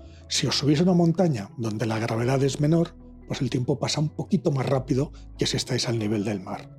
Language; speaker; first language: Spanish; native; Spanish